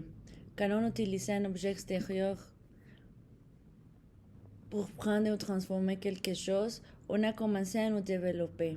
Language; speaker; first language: French; non-native, fluent; Spanish